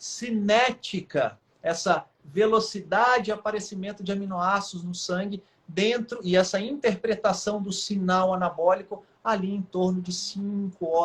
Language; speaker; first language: Portuguese; native; Portuguese